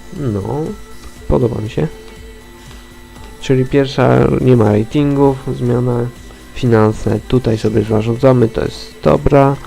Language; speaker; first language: Polish; native; Polish